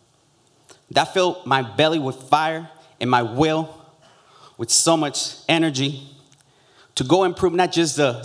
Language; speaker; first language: English; early bilingual, other home language; Spanish